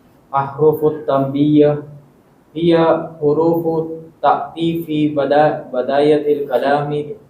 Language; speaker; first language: Arabic; non-native, learner; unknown